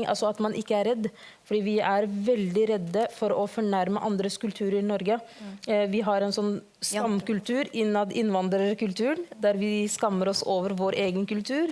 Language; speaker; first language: Norwegian; early bilingual, other home language; Somali